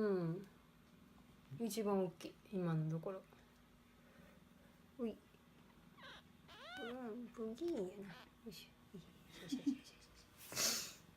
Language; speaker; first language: Japanese; native; Japanese